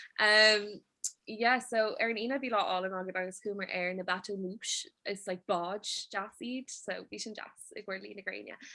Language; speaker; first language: Irish; non-native, local second language; English